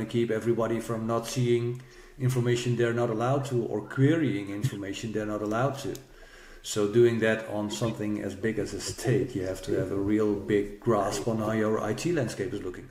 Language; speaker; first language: English; non-native, fluent; Dutch